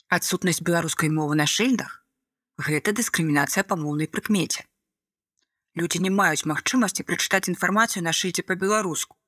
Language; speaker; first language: Belarusian; native; Belarusian